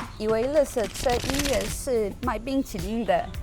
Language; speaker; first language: Chinese; non-native, learner; Polish